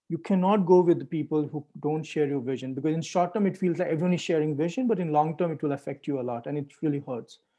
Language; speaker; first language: English; non-native, local second language; Hindi